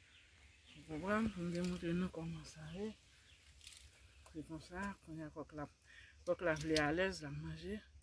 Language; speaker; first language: French; non-native, learner; Haitian Creole